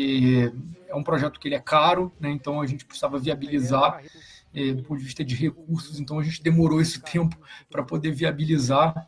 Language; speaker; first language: Portuguese; native; Portuguese